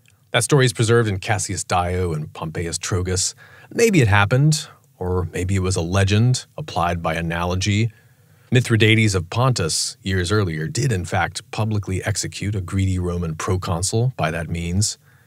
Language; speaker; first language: English; native; English